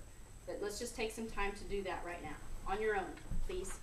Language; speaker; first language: English; native; English